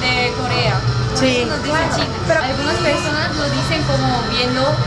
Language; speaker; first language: Spanish; non-native, learner; Korean